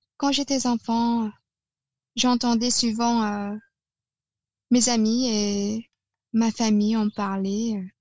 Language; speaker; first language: French; non-native, fluent; Filipino